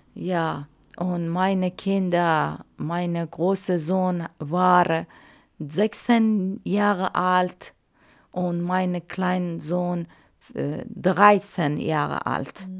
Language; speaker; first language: German; non-native, learner; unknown